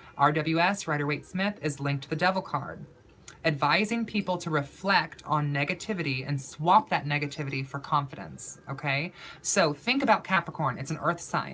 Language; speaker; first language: English; native; English